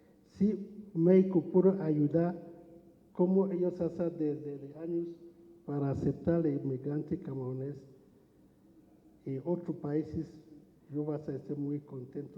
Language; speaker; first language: Spanish; non-native, learner; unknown